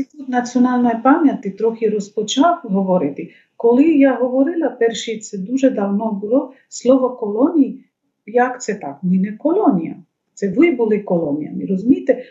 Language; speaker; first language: Ukrainian; non-native, fluent; Bangla